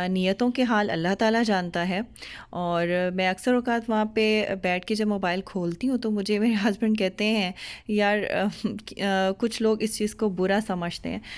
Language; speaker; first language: Hindi; native; Hindi